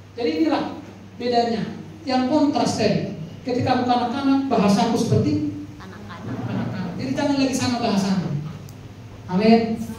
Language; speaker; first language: Indonesian; non-native, local second language; Batak Toba